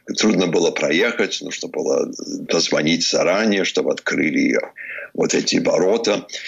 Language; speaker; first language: Russian; early bilingual, heritage; Russian